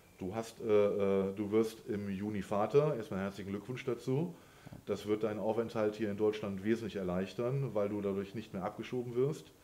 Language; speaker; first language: German; native; German